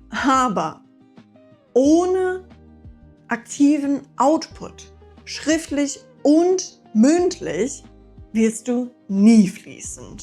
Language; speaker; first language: German; non-native, fluent; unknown